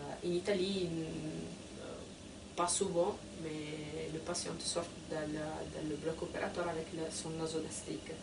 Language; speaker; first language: French; non-native, fluent; Italian